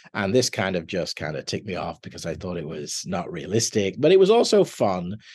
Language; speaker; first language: English; native; English